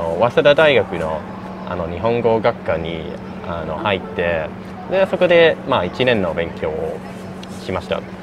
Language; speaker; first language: Japanese; non-native, fluent; English